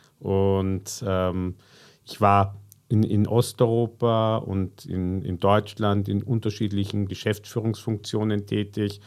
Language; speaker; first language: German; native; German